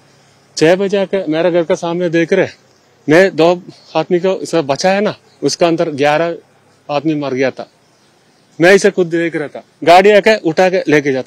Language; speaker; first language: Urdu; non-native, local second language; Malayalam